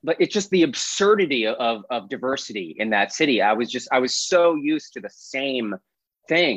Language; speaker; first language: English; native; English